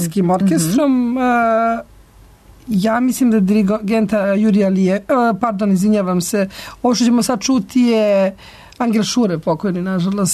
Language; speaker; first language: Serbian; native; Serbian